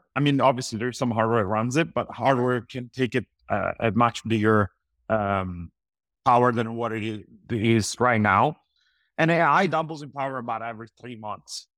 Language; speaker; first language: English; non-native, fluent; Italian